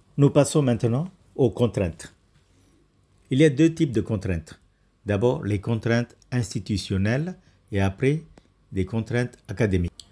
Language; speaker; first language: French; non-native, fluent; Tamil